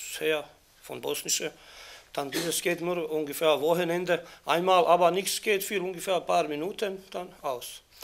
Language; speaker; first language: German; non-native, learner; Bosnian